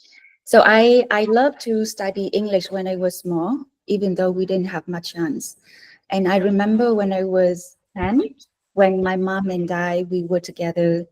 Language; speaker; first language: English; non-native, fluent; Vietnamese